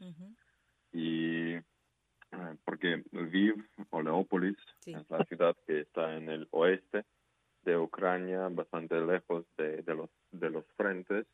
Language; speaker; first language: Spanish; non-native, fluent; Ukrainian